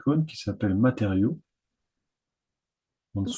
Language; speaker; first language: French; native; French